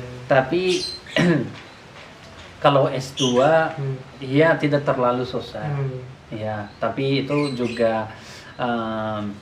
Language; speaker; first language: Indonesian; non-native, learner; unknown